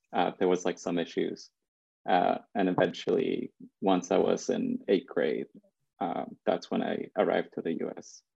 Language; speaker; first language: English; early bilingual, other home language; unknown